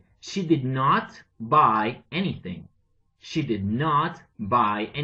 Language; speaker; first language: English; non-native, fluent; Spanish